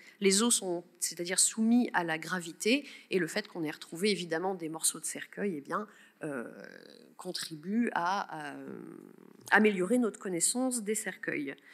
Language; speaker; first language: French; native; French